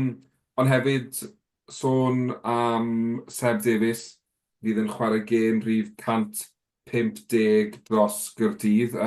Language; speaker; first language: Welsh; native; Welsh